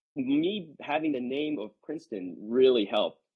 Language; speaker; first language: English; native; English